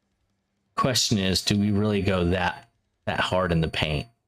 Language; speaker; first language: English; native; English